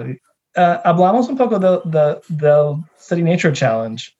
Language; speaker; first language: Spanish; non-native, fluent; English